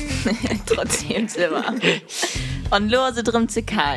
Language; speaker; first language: German; non-native, local second language; Luxembourgish